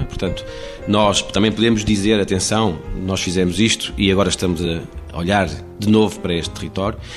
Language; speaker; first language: Portuguese; native; Portuguese